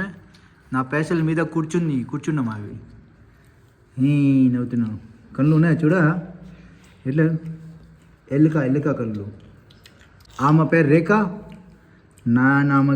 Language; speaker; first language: Telugu; non-native, learner; Hindi